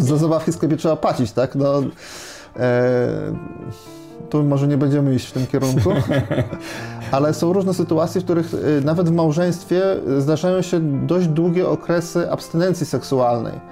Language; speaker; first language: Polish; native; Polish